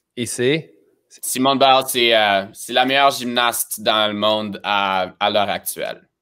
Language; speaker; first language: French; early bilingual, other home language; Romanian